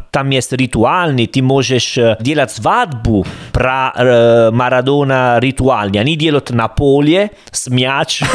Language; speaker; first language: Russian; non-native, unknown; Italian